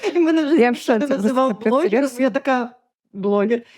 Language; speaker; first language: Ukrainian; non-native, local second language; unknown